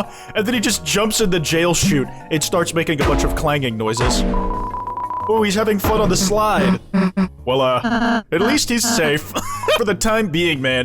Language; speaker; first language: English; native; English